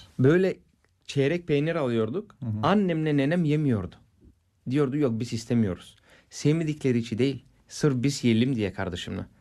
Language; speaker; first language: Turkish; non-native, fluent; Bulgarian